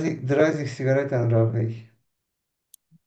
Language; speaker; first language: German; non-native, learner; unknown